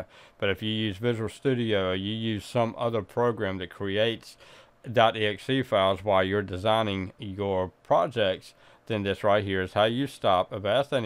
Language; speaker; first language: English; native; English